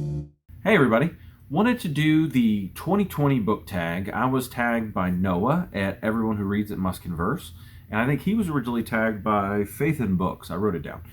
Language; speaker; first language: English; native; English